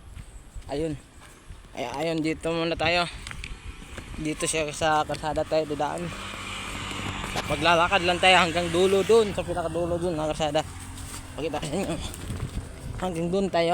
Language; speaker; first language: Filipino; non-native, local second language; Cebuano